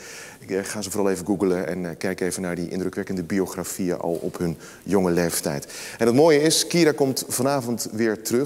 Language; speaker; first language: Dutch; native; Dutch